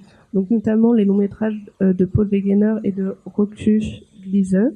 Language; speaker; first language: French; native; French